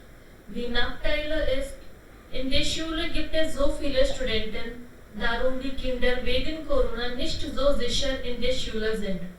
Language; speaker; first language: German; non-native, learner; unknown